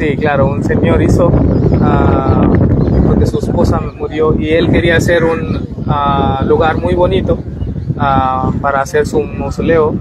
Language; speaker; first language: Spanish; non-native, learner; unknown